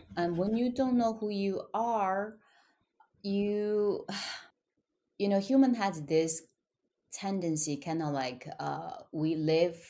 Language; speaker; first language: English; non-native, fluent; Chinese